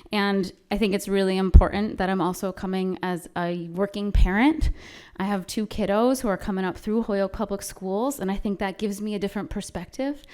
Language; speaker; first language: English; native; English